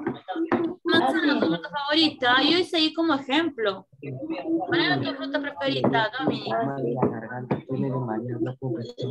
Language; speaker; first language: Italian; non-native, fluent; Spanish